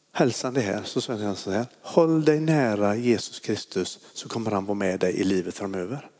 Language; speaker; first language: Swedish; native; Swedish